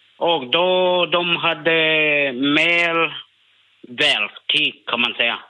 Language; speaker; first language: Swedish; non-native, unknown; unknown